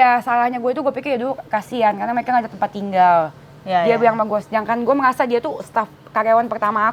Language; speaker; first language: Indonesian; native; Indonesian